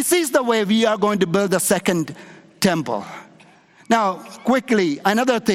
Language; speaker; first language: English; non-native, local second language; Malayalam